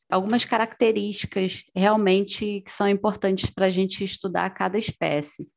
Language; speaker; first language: Portuguese; native; Portuguese